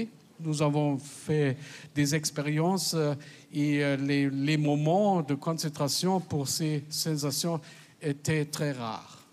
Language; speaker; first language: French; non-native, fluent; German